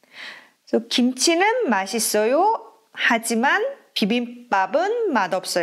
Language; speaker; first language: Korean; non-native, learner; German